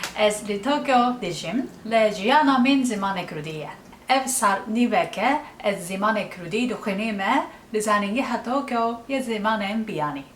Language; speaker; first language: Kurdish; non-native, learner; Japanese